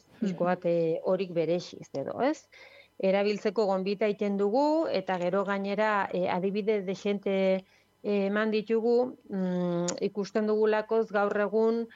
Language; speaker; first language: Basque; native; Basque